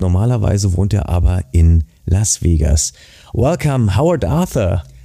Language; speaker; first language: German; native; German